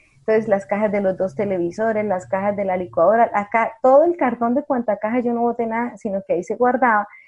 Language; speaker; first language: Spanish; native; Spanish